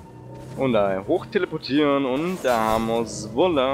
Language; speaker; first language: German; native; German